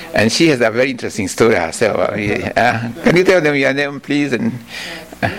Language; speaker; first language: English; non-native, local second language; Kikuyu